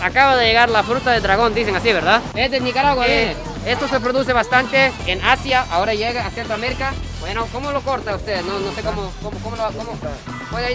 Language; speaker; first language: Spanish; non-native, fluent; Japanese